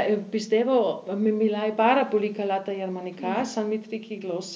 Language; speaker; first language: Greek; non-native, learner; German